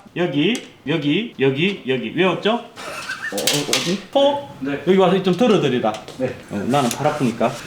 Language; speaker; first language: Korean; native; Korean